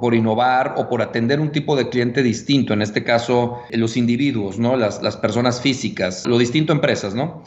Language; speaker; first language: Spanish; native; Spanish